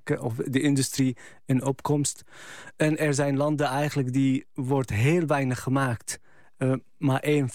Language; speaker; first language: Dutch; non-native, fluent; Arabic